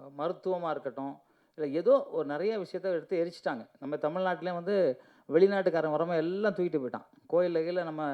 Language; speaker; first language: Tamil; native; Tamil